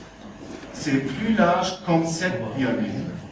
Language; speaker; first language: French; non-native, learner; German